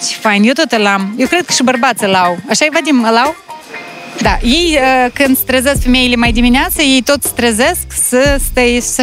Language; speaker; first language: Romanian; native; Romanian